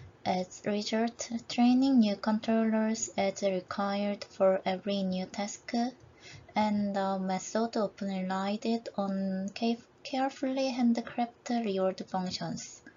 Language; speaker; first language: English; non-native, fluent; Korean